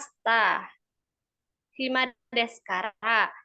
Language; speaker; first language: Japanese; non-native, learner; Indonesian